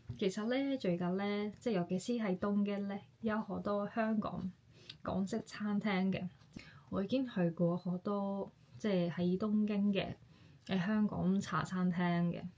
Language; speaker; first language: Cantonese; non-native, fluent; Japanese